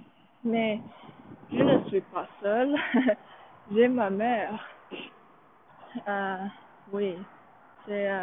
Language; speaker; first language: French; non-native, learner; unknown